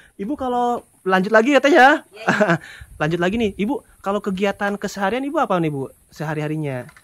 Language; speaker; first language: Indonesian; non-native, local second language; Sundanese